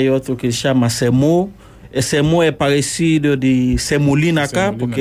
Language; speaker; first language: Spanish; non-native, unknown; Yoruba